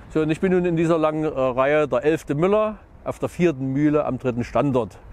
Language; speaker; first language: German; native; German